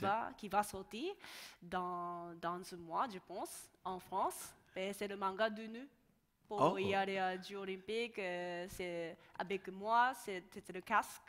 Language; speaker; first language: French; non-native, learner; Japanese